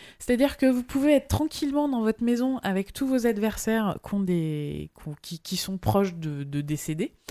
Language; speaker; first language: French; native; French